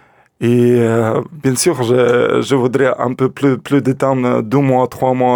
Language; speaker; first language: French; non-native, learner; Russian